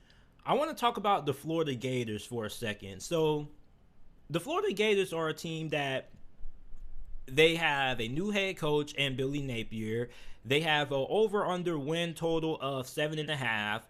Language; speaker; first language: English; native; English